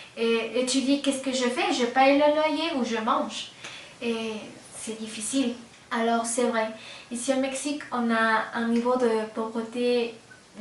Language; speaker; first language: French; non-native, fluent; Spanish